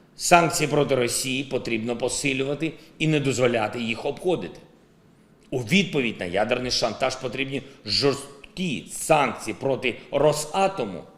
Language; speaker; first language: Ukrainian; non-native, local second language; Russian